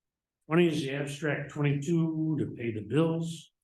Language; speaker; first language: English; native; English